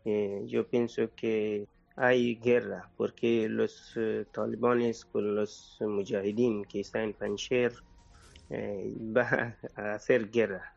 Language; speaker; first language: Spanish; non-native, learner; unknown